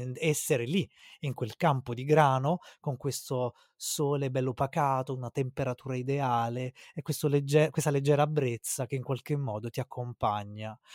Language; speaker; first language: Italian; native; Italian